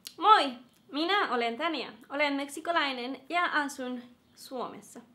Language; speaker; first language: Finnish; non-native, learner; Spanish